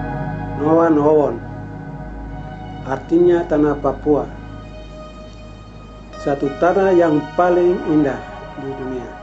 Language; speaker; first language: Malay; non-native, local second language; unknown